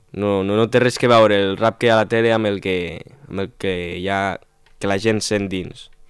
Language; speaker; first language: Catalan; non-native, local second language; Spanish